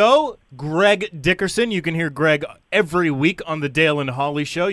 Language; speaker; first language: English; native; English